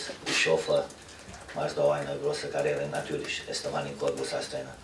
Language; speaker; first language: German; non-native, fluent; Romanian